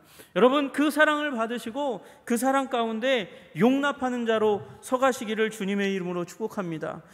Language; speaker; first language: Korean; native; Korean